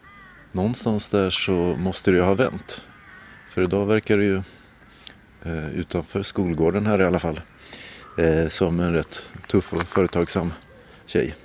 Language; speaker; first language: Swedish; native; Swedish